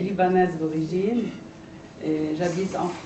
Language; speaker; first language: French; non-native, local second language; Arabic